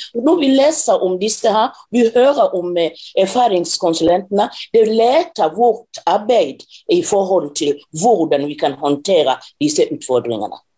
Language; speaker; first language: Norwegian; non-native, fluent; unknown